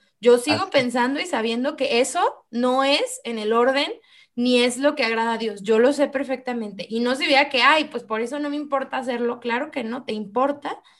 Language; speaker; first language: Spanish; native; Spanish